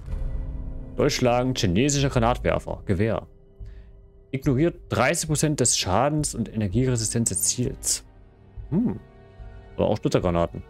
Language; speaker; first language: German; native; German